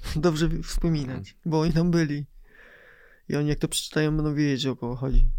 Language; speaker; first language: Polish; native; Polish